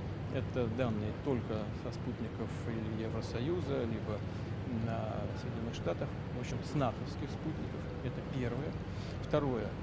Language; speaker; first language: Russian; native; Russian